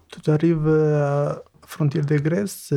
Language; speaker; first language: French; non-native, learner; Albanian